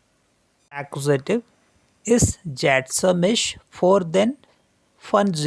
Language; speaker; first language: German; non-native, learner; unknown